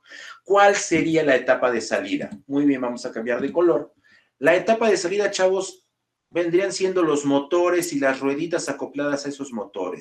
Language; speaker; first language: Spanish; native; Spanish